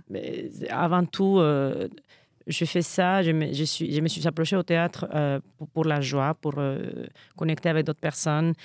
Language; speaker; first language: French; non-native, fluent; Spanish